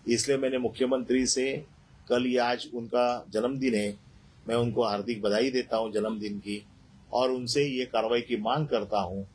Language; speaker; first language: Hindi; non-native, local second language; Marathi